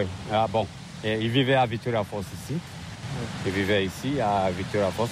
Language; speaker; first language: French; non-native, fluent; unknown